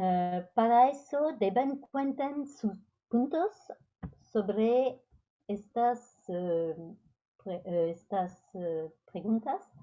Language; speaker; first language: Spanish; non-native, fluent; French